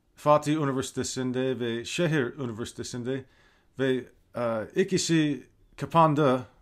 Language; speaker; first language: Turkish; non-native, fluent; English